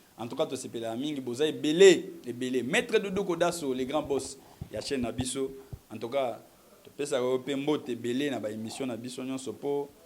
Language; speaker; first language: Lingala; native; Lingala